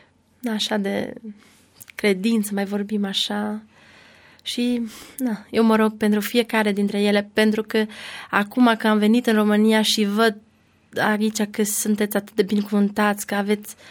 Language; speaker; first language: Romanian; non-native, learner; Albanian